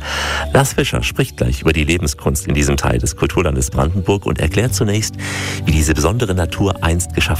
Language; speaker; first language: German; native; German